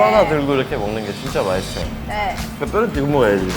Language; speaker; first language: Korean; native; Korean